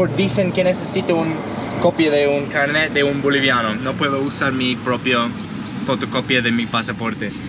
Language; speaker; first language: Spanish; non-native, learner; English